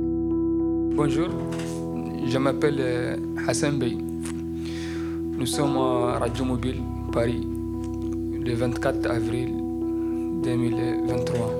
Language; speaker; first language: French; non-native, learner; Arabic